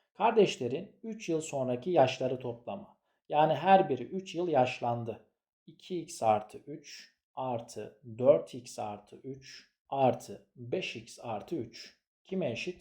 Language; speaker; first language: Turkish; native; Turkish